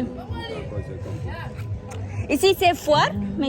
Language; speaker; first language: French; non-native, learner; Kazakh